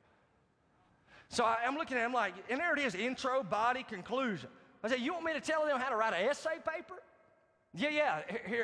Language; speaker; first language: English; native; English